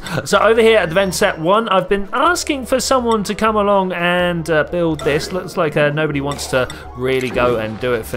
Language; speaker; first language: English; native; English